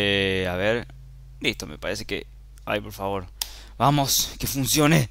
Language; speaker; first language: Spanish; native; Spanish